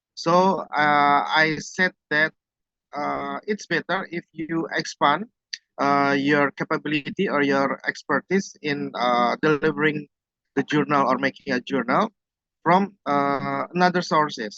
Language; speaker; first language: English; non-native, fluent; Indonesian